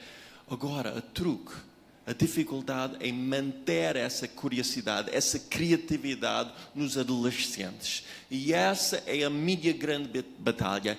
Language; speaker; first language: Portuguese; non-native, fluent; English